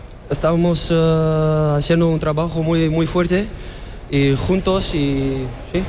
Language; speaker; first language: Spanish; non-native, learner; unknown